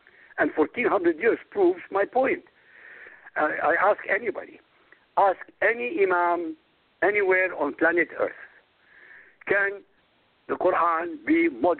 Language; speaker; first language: English; non-native, fluent; Arabic